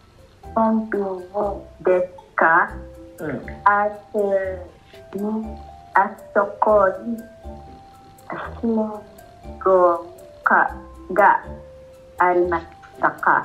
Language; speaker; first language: Japanese; non-native, fluent; Filipino